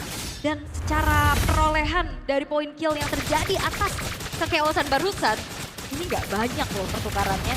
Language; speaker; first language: Indonesian; native; Indonesian